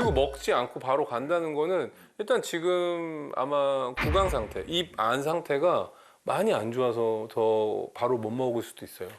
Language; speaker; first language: Korean; native; Korean